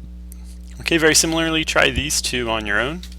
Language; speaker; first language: English; native; English